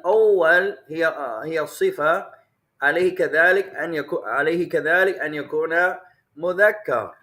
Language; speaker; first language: Arabic; non-native, fluent; English